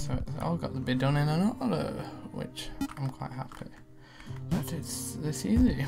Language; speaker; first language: English; native; English